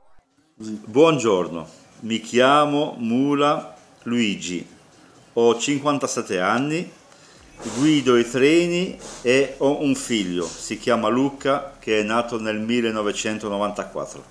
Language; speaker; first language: Italian; early bilingual, heritage; Italian